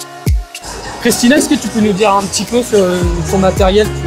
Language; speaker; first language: French; native; French